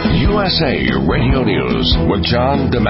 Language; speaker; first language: English; native; English